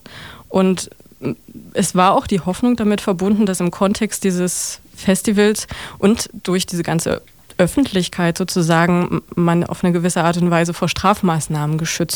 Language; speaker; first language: German; native; German